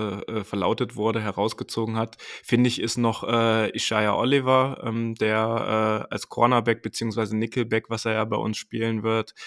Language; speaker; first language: German; native; German